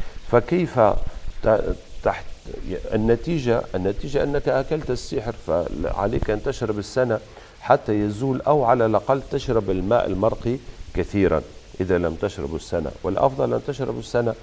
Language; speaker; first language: Arabic; native; Arabic